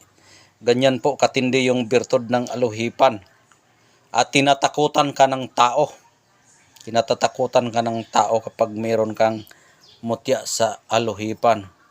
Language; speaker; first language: Filipino; non-native, local second language; Cebuano